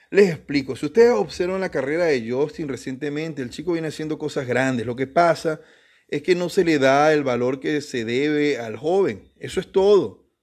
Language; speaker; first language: Spanish; native; Spanish